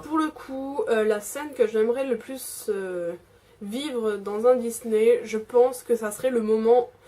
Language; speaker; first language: French; native; French